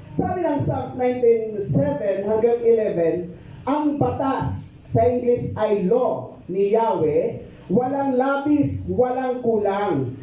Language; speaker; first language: Filipino; non-native, local second language; Pampanga